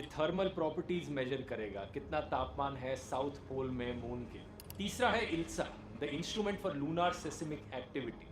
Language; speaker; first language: Hindi; native; Hindi